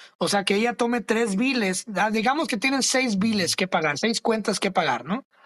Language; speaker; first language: Spanish; early bilingual, other home language; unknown